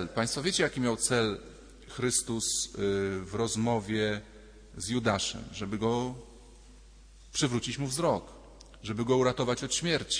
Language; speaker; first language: Polish; native; Polish